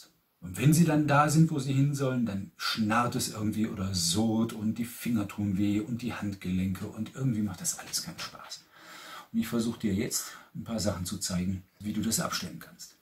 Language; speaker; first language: German; native; German